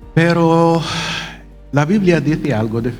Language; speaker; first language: Spanish; non-native, fluent; Arabic